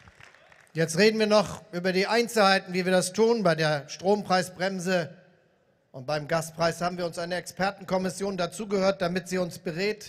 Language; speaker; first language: German; native; German